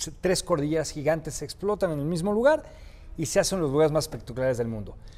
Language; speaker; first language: Spanish; native; Spanish